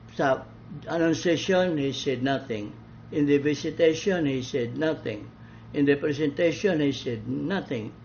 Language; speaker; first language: English; non-native, local second language; Cebuano